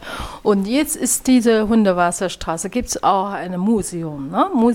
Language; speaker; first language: German; non-native, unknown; Chinese